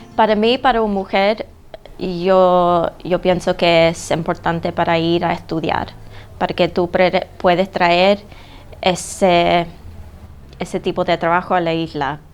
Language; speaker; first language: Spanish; early bilingual, heritage; English